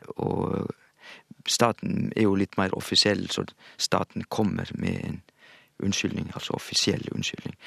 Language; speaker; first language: Norwegian; native; Norwegian